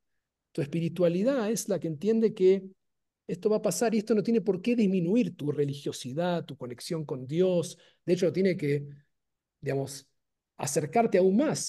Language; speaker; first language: Spanish; native; Spanish